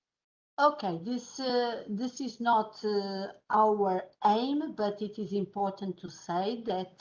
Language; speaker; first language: English; non-native, fluent; Portuguese